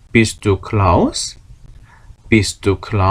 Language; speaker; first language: German; non-native, fluent; Korean